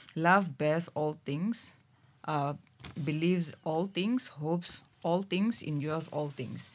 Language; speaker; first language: English; non-native, local second language; Venda